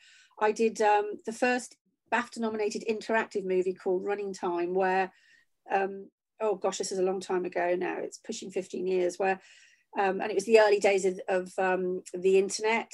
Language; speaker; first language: English; native; English